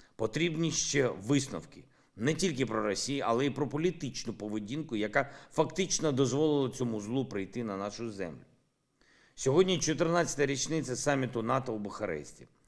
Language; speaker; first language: Ukrainian; non-native, local second language; Russian